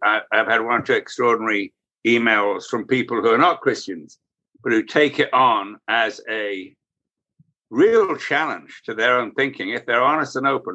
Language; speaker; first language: English; native; English